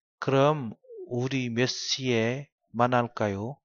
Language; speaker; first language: Korean; non-native, learner; Vietnamese